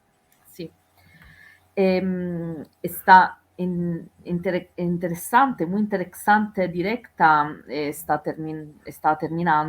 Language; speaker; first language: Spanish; non-native, learner; Italian